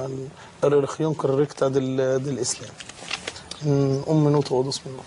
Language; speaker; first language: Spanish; non-native, fluent; Arabic